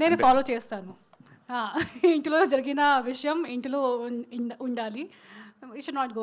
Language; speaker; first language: Telugu; non-native, learner; Hindi